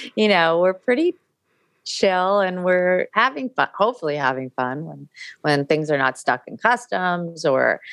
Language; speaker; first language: English; native; English